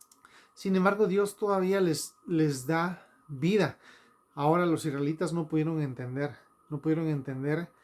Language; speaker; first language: Spanish; native; Spanish